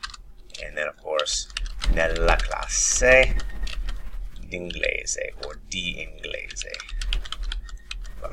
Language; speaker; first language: Italian; non-native, fluent; English